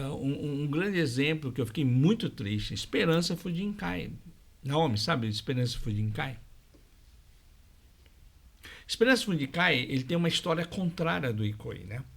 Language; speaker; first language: Portuguese; non-native, learner; Japanese